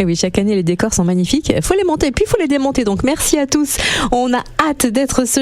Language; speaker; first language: French; native; French